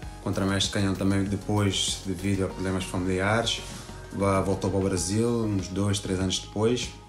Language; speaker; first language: Portuguese; native; Portuguese